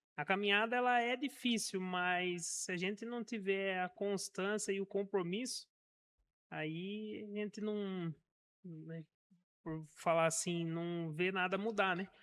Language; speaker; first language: Portuguese; native; Portuguese